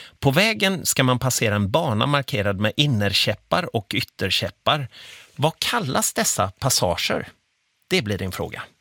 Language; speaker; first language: Swedish; native; Swedish